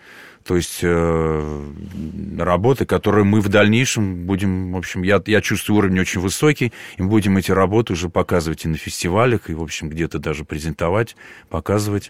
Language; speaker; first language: Russian; native; Russian